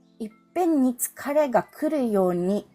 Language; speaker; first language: Japanese; non-native, fluent; Filipino